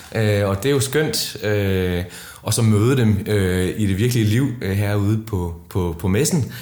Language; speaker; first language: Danish; early bilingual, other home language; Icelandic